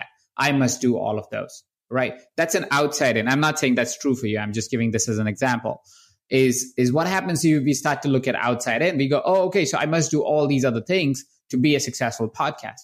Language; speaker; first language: English; non-native, local second language; Hindi